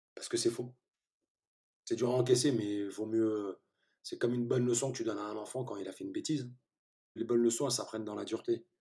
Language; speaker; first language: French; early bilingual, other home language; Turkish